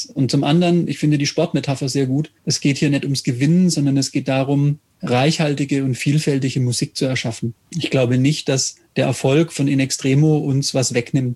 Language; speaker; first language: German; native; German